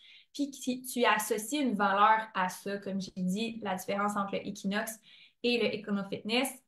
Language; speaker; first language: French; native; French